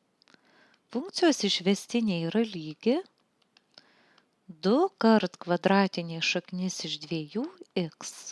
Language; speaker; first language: Lithuanian; native; Lithuanian